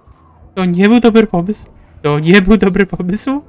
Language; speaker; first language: Polish; native; Polish